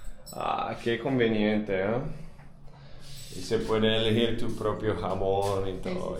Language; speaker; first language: Spanish; non-native, learner; English